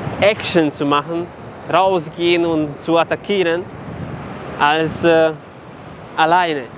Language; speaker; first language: German; non-native, fluent; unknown